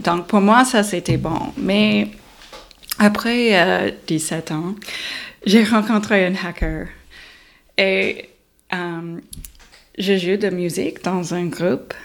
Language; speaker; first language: French; non-native, learner; English